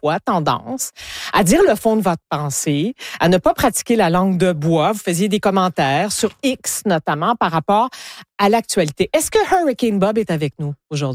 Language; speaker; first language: French; native; French